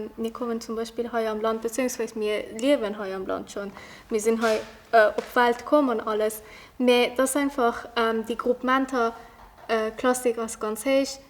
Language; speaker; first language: Luxembourgish; early bilingual, other home language; Persian